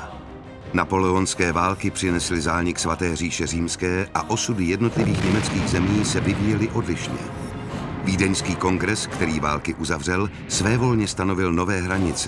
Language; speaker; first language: Czech; native; Czech